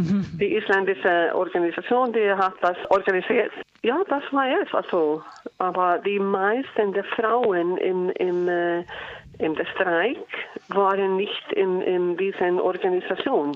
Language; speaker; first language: German; non-native, learner; Icelandic